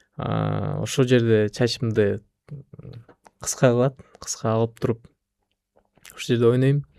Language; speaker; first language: Kyrgyz; non-native, local second language; Russian